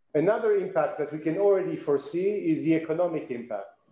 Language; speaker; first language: English; non-native, fluent; Hebrew